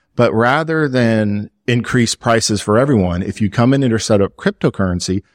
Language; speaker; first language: English; native; English